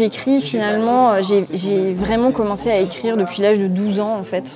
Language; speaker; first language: French; native; French